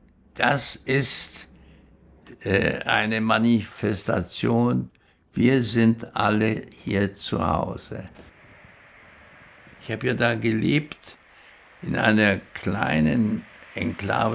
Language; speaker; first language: German; early bilingual, heritage; German